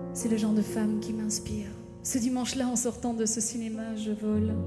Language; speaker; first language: French; native; French